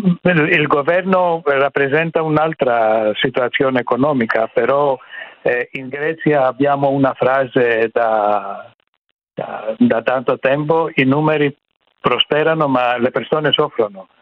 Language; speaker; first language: Italian; non-native, fluent; Greek